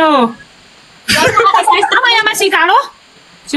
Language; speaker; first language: Filipino; non-native, learner; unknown